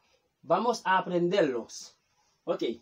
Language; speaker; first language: Spanish; non-native, fluent; Haitian Creole